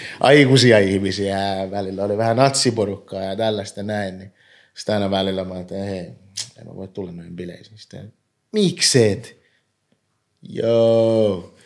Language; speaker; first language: Finnish; early bilingual, other home language; English